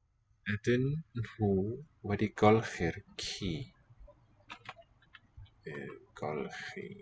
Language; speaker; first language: Welsh; non-native, learner; English